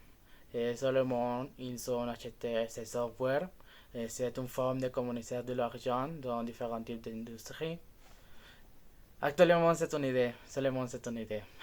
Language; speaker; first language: French; non-native, learner; Spanish